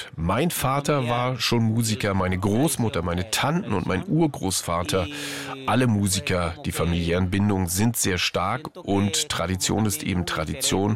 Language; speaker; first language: German; native; German